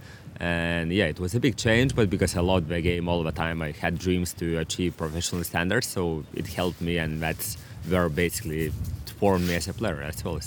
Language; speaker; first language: English; non-native, fluent; Lithuanian